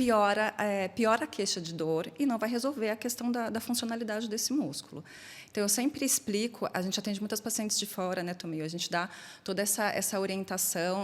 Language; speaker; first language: Portuguese; native; Portuguese